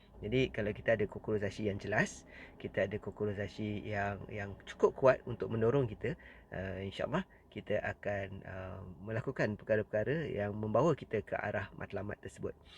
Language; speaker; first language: Malay; native; Malay